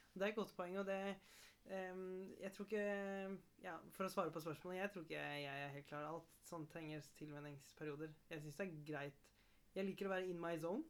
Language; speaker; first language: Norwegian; early bilingual, other home language; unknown